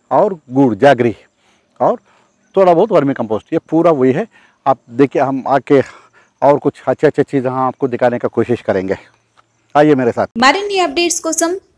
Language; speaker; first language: Hindi; non-native, local second language; Telugu